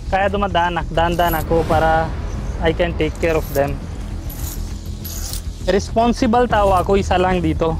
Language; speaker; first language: Filipino; non-native, learner; Punjabi